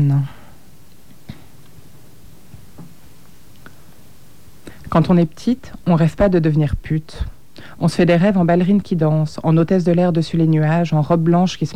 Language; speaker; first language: French; native; French